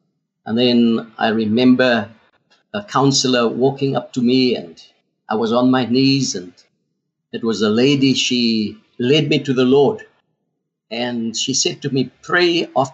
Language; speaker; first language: English; non-native, local second language; Afrikaans